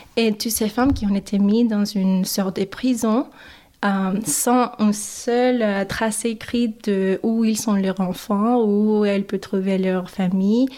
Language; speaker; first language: French; non-native, fluent; English